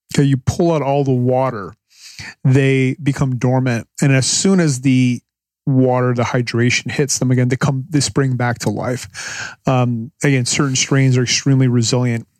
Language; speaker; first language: English; native; English